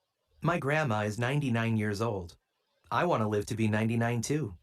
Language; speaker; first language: English; non-native, learner; Spanish